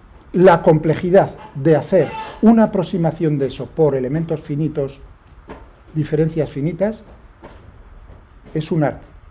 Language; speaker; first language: Spanish; native; Spanish